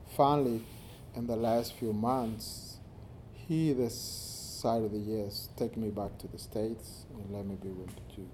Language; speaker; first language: English; non-native, fluent; Spanish